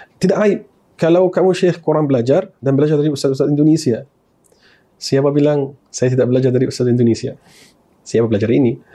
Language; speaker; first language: Malay; non-native, fluent; Arabic